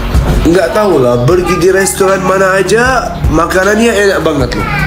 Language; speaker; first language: Indonesian; non-native, fluent; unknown